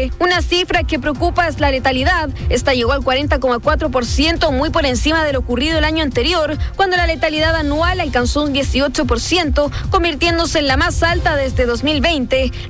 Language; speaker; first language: Spanish; native; Spanish